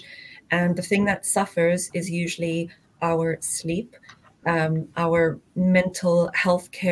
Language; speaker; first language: English; native; English